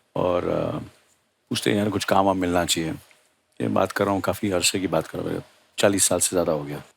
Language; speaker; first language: Hindi; native; Hindi